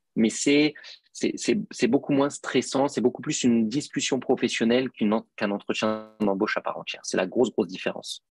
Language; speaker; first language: French; native; French